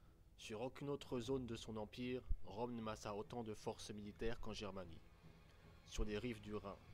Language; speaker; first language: French; native; French